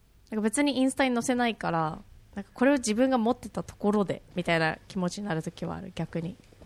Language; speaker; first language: Japanese; native; Japanese